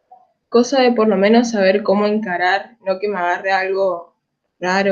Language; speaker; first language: Spanish; native; Spanish